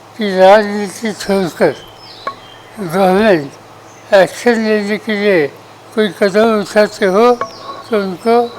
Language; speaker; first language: Hindi; non-native, local second language; Marathi